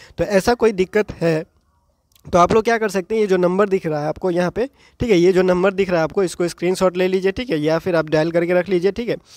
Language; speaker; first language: Hindi; native; Hindi